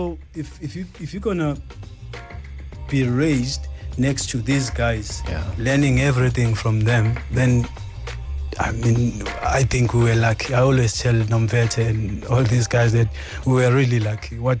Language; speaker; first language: English; non-native, local second language; Zulu